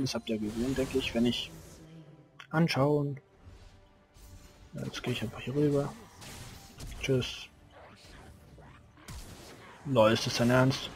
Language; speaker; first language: German; native; German